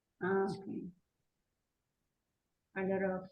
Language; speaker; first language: English; non-native, learner; Spanish